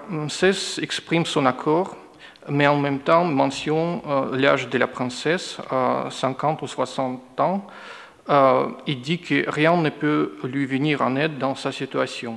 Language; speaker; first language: French; non-native, fluent; Russian